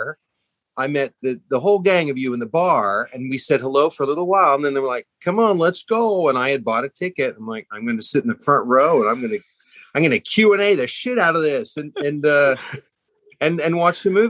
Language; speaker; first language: English; native; English